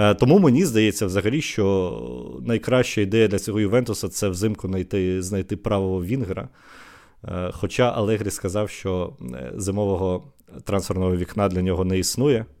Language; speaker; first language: Ukrainian; native; Ukrainian